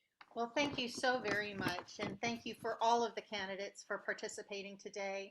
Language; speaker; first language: English; native; English